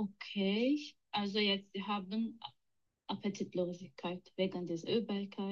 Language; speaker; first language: German; non-native, learner; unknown